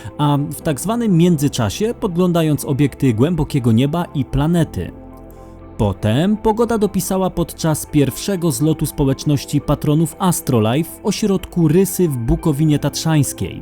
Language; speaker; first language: Polish; native; Polish